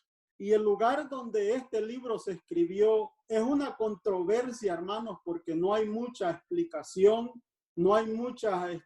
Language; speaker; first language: Spanish; native; Spanish